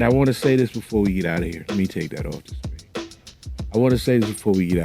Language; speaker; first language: English; native; English